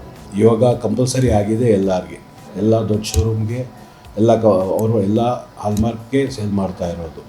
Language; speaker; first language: Kannada; non-native, local second language; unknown